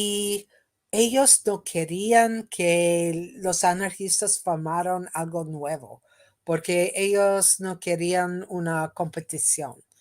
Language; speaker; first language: Spanish; non-native, fluent; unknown